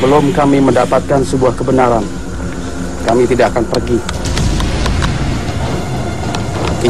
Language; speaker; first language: Indonesian; native; Indonesian